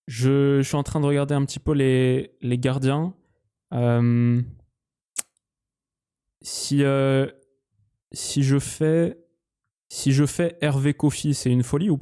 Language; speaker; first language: French; native; French